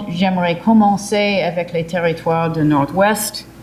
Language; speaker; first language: French; early bilingual, heritage; English